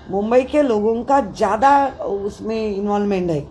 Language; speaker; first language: Hindi; non-native, local second language; Marathi